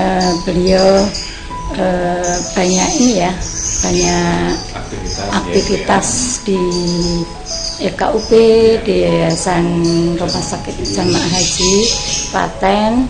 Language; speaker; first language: Indonesian; non-native, local second language; Javanese